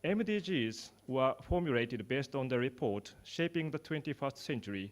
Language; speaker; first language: English; non-native, fluent; Japanese